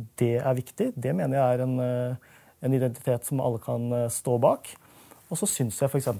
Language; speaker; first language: Norwegian; early bilingual, other home language; Urdu